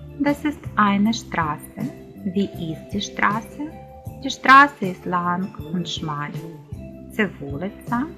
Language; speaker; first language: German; non-native, fluent; Ukrainian